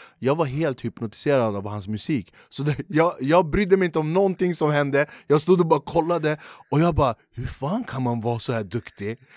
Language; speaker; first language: Swedish; early bilingual, other home language; Kurdish